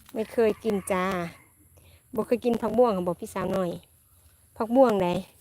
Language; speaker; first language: Thai; native; Thai